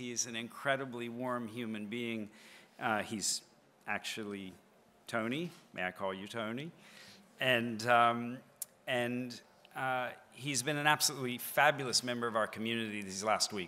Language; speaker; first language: English; native; English